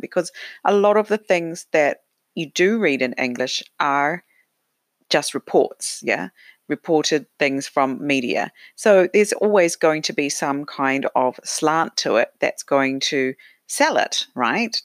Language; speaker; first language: English; native; English